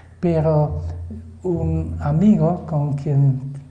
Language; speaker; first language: Spanish; non-native, fluent; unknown